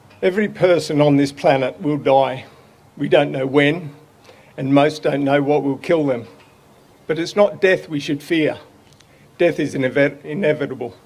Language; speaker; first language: English; native; English